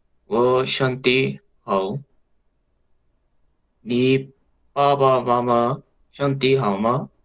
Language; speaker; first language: Chinese; non-native, learner; Korean